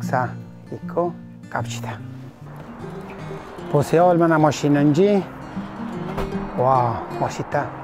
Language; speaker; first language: Korean; non-native, fluent; Italian